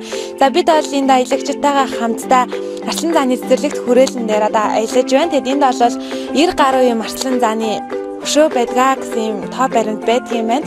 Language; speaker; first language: Mongolian; native; Mongolian